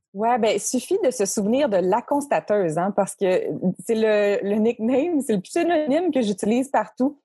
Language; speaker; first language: French; native; French